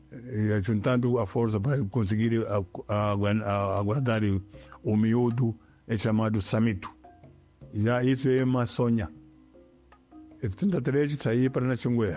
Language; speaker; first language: Portuguese; non-native, local second language; Yao